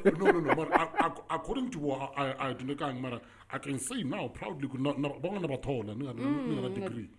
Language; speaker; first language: English; non-native, local second language; Tsonga